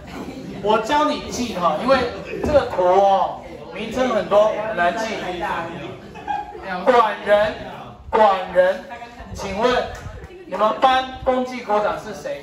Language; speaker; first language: Chinese; native; Chinese